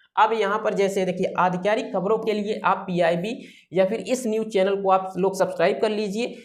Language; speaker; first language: Hindi; native; Hindi